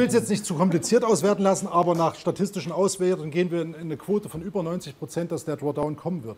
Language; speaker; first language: German; native; German